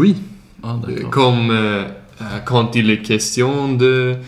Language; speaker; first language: French; non-native, learner; Swedish